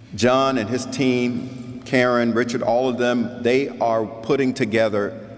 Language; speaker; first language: English; native; English